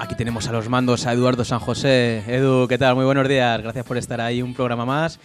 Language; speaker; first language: Spanish; native; Spanish